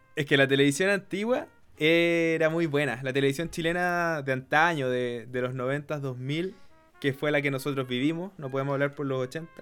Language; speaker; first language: Spanish; native; Spanish